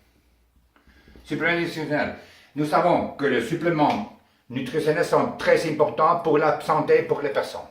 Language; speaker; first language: French; non-native, learner; Spanish